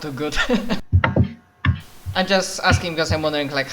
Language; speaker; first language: English; non-native, fluent; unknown